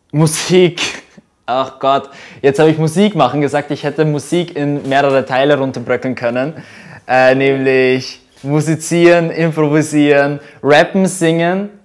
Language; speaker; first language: German; early bilingual, other home language; Russian